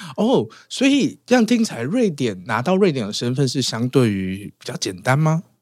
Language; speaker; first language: Chinese; native; Chinese